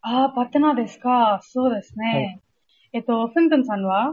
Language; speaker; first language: Japanese; non-native, learner; Hindi